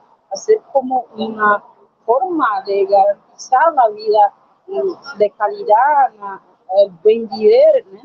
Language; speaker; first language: Spanish; non-native, learner; Portuguese